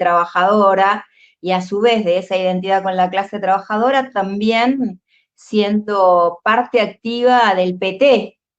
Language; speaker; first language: Spanish; native; Spanish